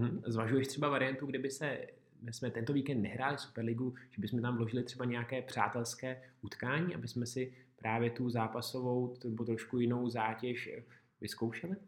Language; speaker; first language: Czech; native; Czech